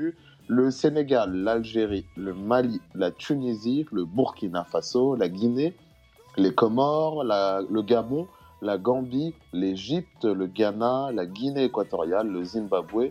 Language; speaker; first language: French; native; French